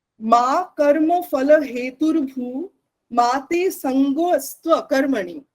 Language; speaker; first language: Hindi; non-native, local second language; Bangla